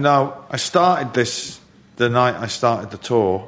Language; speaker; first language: English; native; English